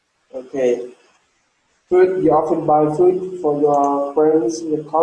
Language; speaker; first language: English; non-native, learner; Vietnamese